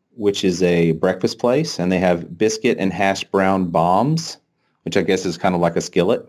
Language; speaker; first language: English; native; English